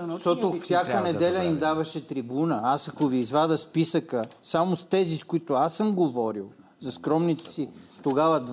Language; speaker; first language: Bulgarian; native; Bulgarian